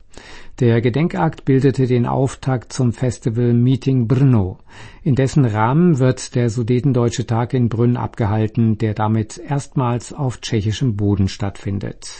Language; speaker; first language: German; native; German